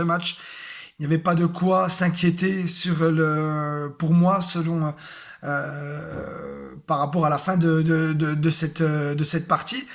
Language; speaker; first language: French; native; French